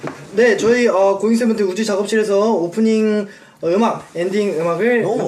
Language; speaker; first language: Korean; native; Korean